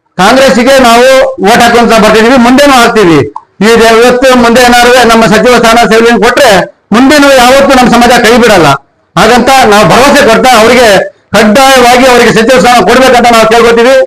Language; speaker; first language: Kannada; non-native, local second language; Lambadi